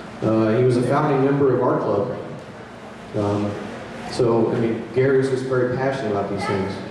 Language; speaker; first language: English; native; English